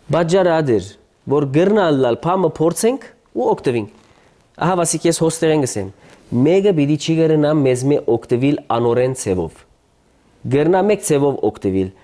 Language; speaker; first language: Armenian; early bilingual, heritage; Armenian